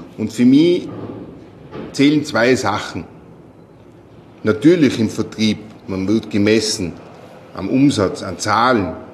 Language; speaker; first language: German; native; German